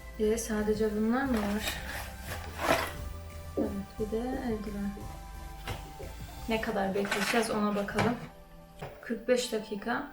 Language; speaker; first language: Turkish; early bilingual, other home language; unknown